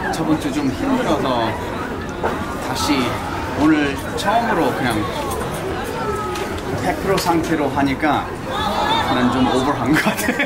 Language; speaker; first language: Korean; early bilingual, heritage; Korean